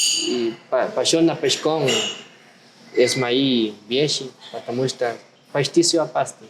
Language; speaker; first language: Russian; non-native, learner; Spanish